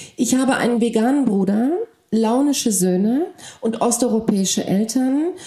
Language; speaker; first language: German; early bilingual, other home language; Polish